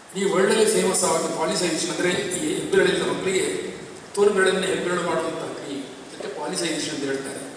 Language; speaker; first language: Kannada; non-native, local second language; Tulu